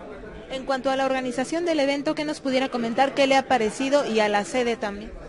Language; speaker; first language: Spanish; native; Spanish